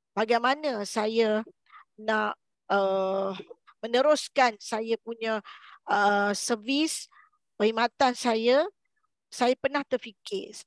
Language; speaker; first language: Malay; native; Malay